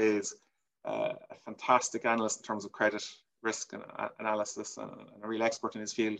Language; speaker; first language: English; native; English